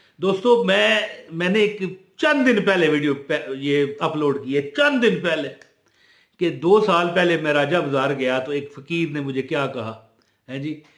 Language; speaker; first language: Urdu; non-native, local second language; Punjabi